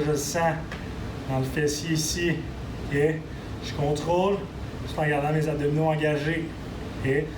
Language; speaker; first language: French; native; French